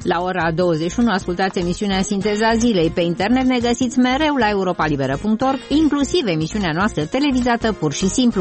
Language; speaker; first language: Romanian; native; Romanian